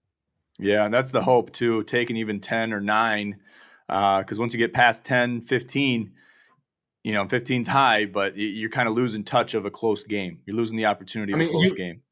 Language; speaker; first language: English; native; English